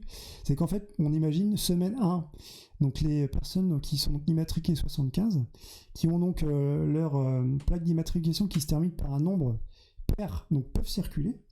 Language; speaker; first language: French; native; French